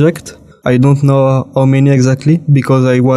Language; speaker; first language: English; non-native, fluent; French